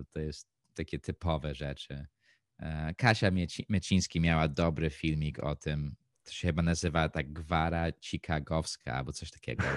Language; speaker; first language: Polish; early bilingual, heritage; Polish